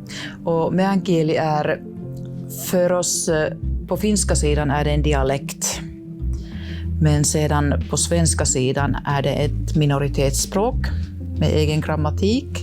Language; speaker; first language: Swedish; non-native, local second language; Finnish